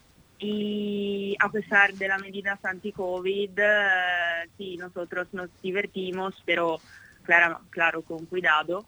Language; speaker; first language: Spanish; non-native, fluent; Italian